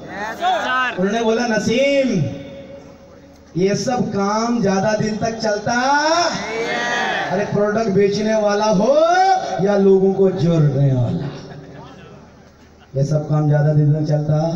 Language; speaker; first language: Hindi; native; Hindi